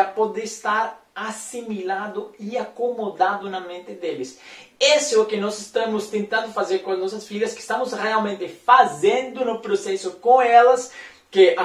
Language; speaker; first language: Portuguese; non-native, fluent; Spanish